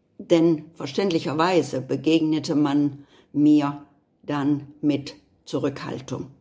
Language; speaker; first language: German; native; German